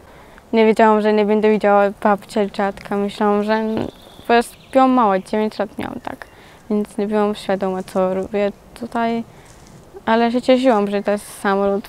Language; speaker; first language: Polish; early bilingual, other home language; Georgian